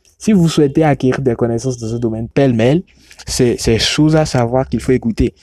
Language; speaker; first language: French; non-native, local second language; Yoruba